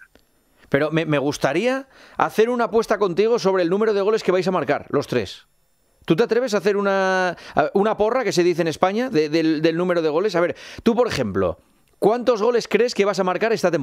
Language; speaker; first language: Spanish; native; Spanish